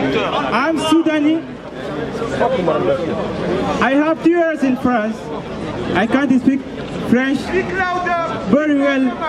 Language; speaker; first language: English; non-native, learner; Arabic